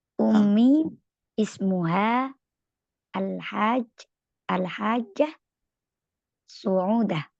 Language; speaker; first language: Arabic; non-native, learner; Indonesian